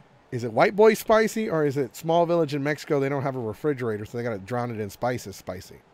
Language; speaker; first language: English; early bilingual, other home language; Spanish